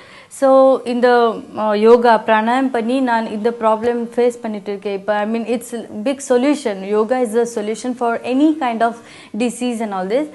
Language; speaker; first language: Tamil; non-native, learner; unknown